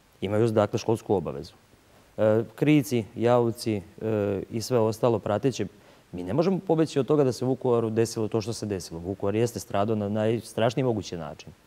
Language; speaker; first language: Serbian; native; Serbian